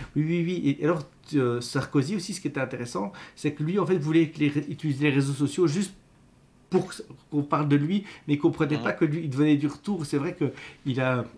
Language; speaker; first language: French; native; French